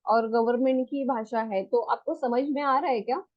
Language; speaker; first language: Hindi; non-native, local second language; Marathi